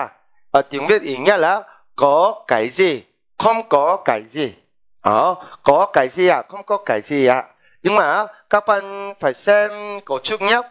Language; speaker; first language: Vietnamese; non-native, fluent; Korean